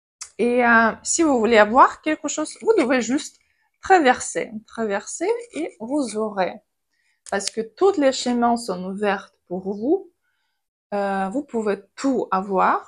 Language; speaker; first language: French; non-native, fluent; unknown